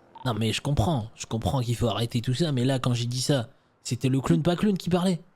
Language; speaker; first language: French; native; French